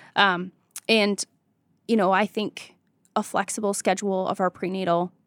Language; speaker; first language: English; native; English